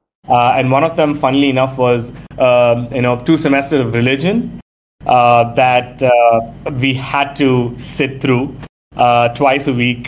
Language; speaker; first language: English; non-native, local second language; Tamil